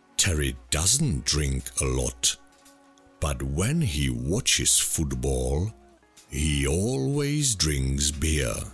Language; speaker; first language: English; non-native, fluent; Czech